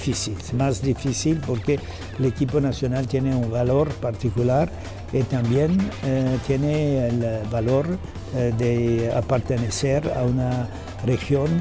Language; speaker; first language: Spanish; non-native, fluent; German